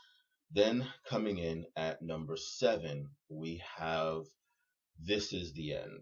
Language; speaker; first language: English; native; English